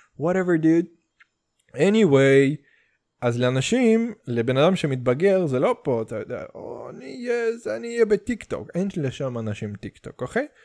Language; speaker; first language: Hebrew; early bilingual, other home language; Russian